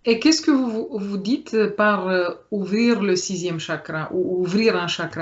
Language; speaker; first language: French; non-native, fluent; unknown